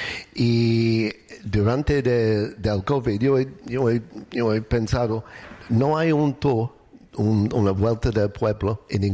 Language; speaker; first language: Spanish; non-native, learner; English